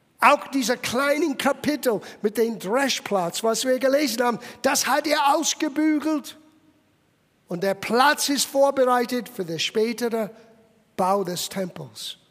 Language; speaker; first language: German; non-native, fluent; English